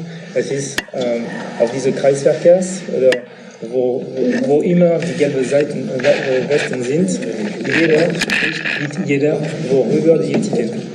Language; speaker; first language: German; non-native, learner; French